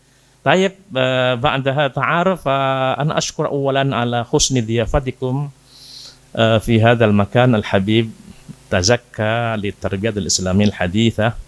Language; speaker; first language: Arabic; non-native, fluent; Indonesian